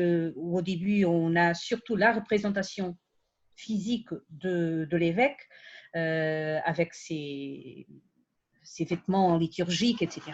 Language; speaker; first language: French; non-native, fluent; Portuguese